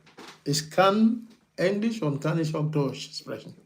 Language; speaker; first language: German; non-native, learner; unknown